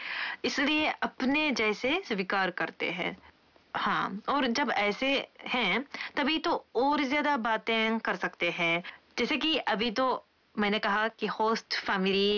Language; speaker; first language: Hindi; non-native, fluent; Japanese